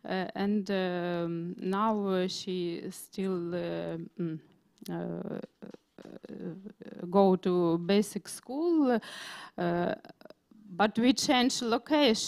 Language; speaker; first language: English; non-native, learner; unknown